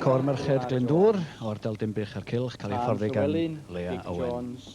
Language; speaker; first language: Welsh; native; Welsh